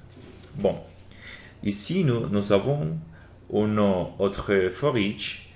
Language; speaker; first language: French; non-native, learner; Spanish